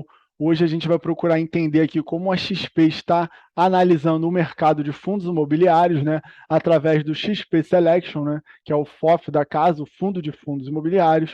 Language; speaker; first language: Portuguese; native; Portuguese